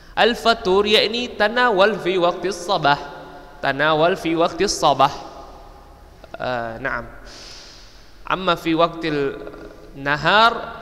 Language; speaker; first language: Arabic; non-native, fluent; Indonesian